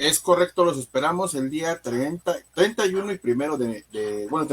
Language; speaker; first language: Spanish; native; Spanish